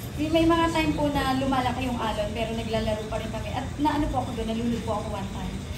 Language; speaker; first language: Filipino; native; Filipino